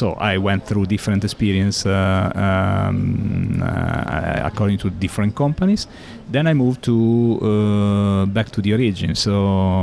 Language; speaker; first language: English; non-native, fluent; Italian